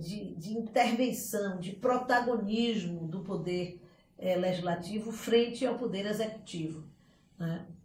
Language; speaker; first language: Portuguese; native; Portuguese